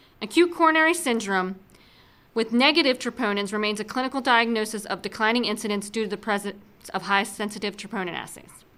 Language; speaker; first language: English; native; English